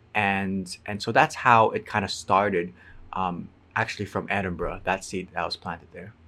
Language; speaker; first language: English; non-native, fluent; Cantonese